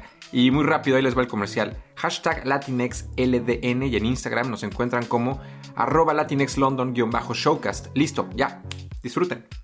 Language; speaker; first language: Spanish; native; Spanish